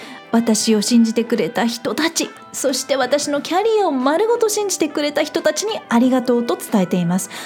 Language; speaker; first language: Japanese; native; Japanese